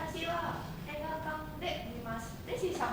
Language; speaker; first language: Japanese; non-native, learner; Indonesian